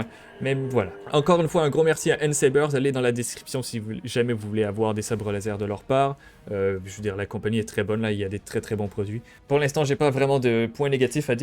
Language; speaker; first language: French; native; French